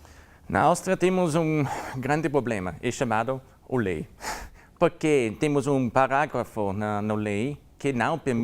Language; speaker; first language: Portuguese; non-native, learner; German